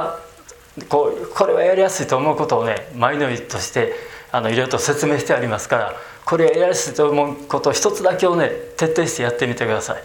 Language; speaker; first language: Japanese; native; Japanese